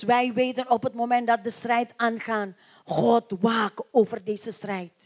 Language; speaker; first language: Dutch; non-native, learner; Indonesian